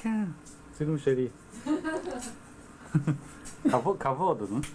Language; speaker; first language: Hebrew; non-native, learner; Japanese